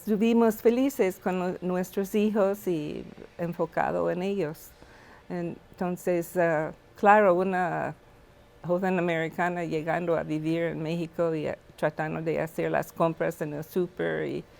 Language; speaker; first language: Spanish; non-native, fluent; English